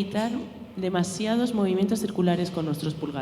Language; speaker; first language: Spanish; native; Spanish